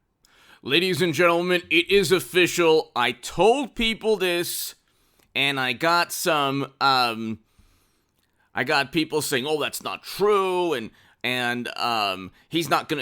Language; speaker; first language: English; native; English